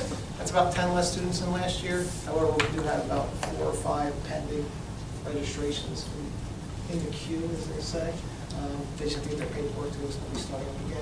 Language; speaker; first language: English; native; English